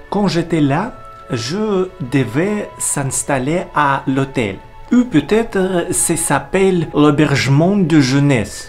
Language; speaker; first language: French; non-native, learner; Russian